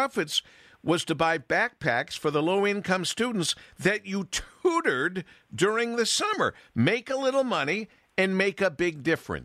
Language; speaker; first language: English; native; English